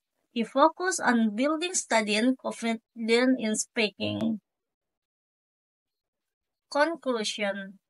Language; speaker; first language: English; non-native, learner; Indonesian